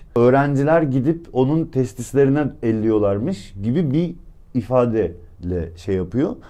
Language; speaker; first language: Turkish; native; Turkish